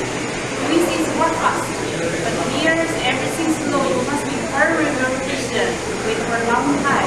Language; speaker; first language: English; non-native, learner; Chinese